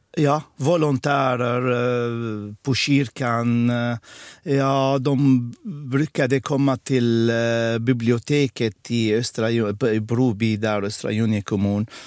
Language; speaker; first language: Swedish; non-native, fluent; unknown